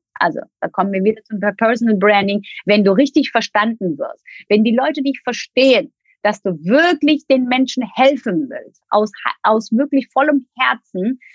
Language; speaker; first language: German; non-native, fluent; Turkish